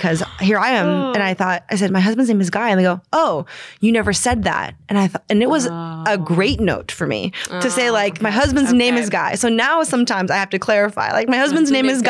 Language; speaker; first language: English; native; English